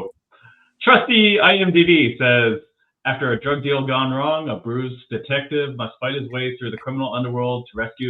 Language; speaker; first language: English; native; English